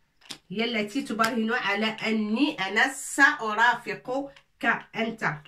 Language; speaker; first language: Arabic; non-native, fluent; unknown